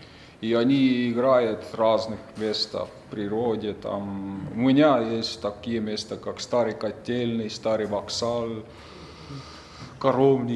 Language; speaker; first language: Russian; non-native, fluent; Estonian